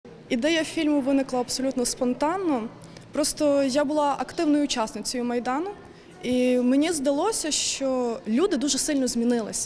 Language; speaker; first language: Ukrainian; native; Ukrainian